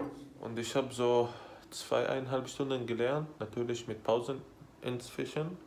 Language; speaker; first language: German; non-native, fluent; Arabic